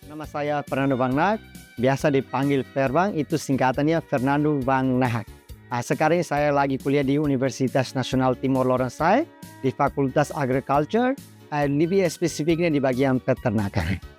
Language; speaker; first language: Indonesian; non-native, fluent; Tetum